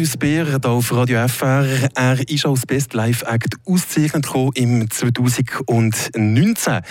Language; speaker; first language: German; native; German